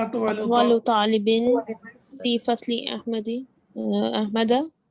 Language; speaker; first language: Arabic; non-native, learner; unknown